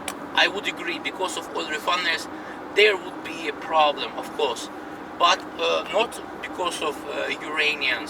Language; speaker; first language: English; non-native, fluent; Russian